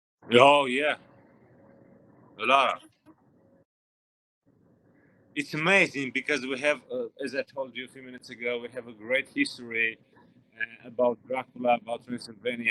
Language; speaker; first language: English; non-native, learner; Romanian